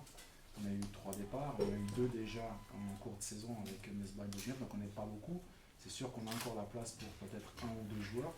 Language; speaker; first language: French; native; French